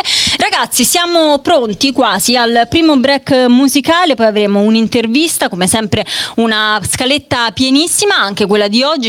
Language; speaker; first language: Italian; native; Italian